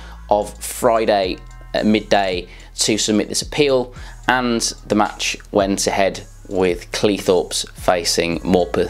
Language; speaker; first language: English; native; English